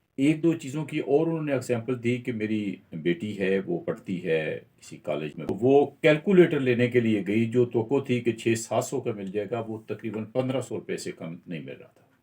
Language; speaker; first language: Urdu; non-native, local second language; Punjabi